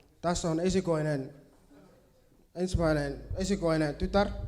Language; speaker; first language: Finnish; early bilingual, other home language; Swahili